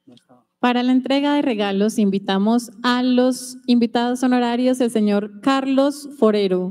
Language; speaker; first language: Spanish; native; Spanish